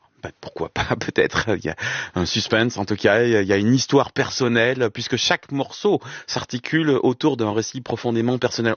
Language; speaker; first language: French; native; French